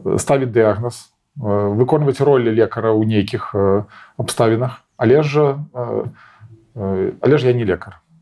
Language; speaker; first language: Belarusian; native; Belarusian